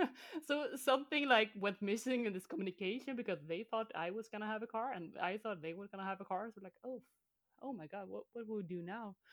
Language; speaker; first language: English; non-native, fluent; Swedish